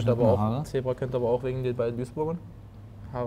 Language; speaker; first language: German; native; German